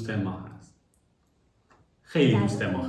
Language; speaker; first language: Persian; non-native, learner; German